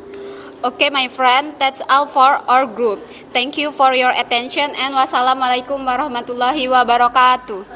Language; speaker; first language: English; non-native, learner; Indonesian